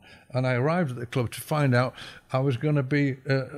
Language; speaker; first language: English; native; English